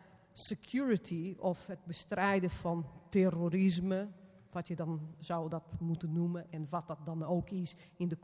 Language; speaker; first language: Dutch; non-native, fluent; Portuguese